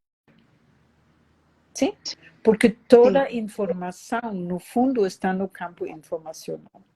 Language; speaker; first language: Portuguese; non-native, fluent; German